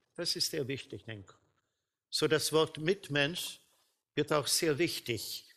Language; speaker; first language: German; non-native, fluent; Swedish